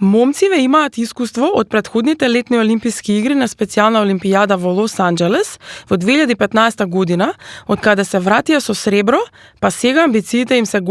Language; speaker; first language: Macedonian; native; Macedonian